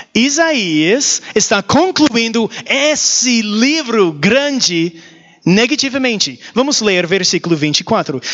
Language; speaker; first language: Portuguese; non-native, learner; English